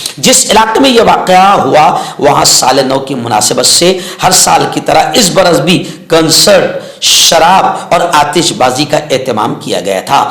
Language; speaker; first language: Urdu; native; Urdu